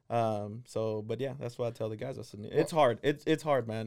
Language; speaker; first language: English; non-native, fluent; Spanish